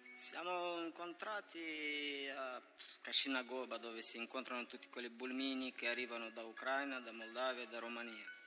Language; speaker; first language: Italian; non-native, learner; Romanian